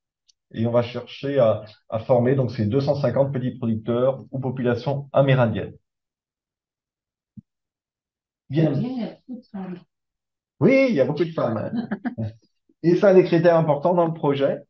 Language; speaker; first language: French; native; French